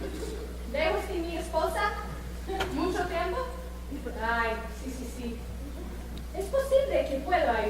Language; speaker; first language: Spanish; non-native, learner; English